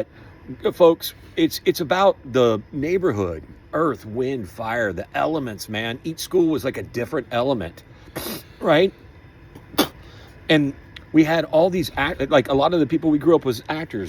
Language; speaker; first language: English; native; English